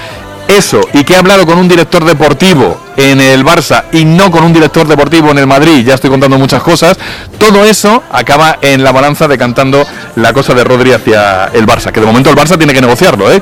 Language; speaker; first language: Spanish; native; Spanish